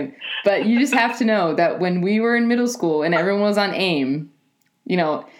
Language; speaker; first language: English; native; English